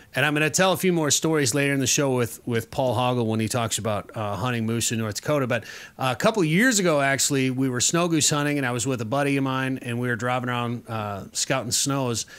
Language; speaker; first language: English; native; English